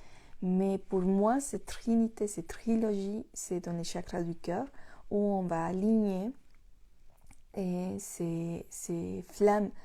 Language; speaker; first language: French; non-native, fluent; Spanish